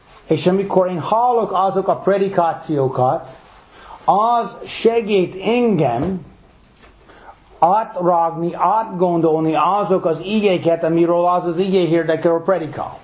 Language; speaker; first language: Hungarian; non-native, fluent; English